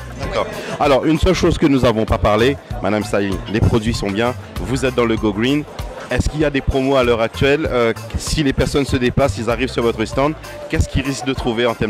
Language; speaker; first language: French; non-native, local second language; Morisyen